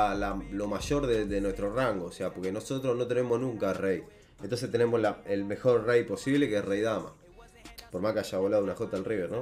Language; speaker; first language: Spanish; native; Spanish